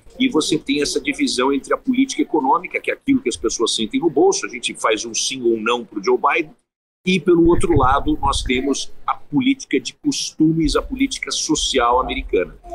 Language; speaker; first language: Portuguese; early bilingual, heritage; Portuguese